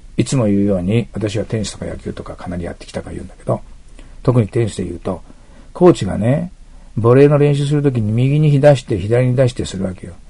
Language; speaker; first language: Japanese; native; Japanese